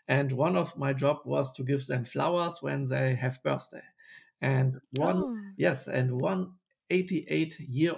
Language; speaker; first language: English; non-native, fluent; German